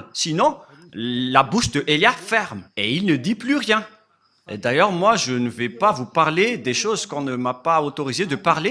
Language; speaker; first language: French; non-native, local second language; Malagasy